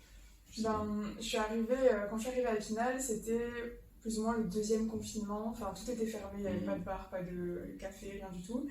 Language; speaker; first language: French; native; French